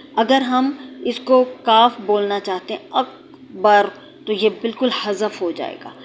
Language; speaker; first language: Urdu; native; Urdu